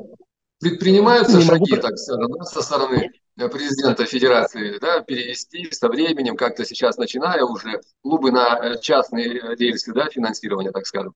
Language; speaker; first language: Russian; native; Russian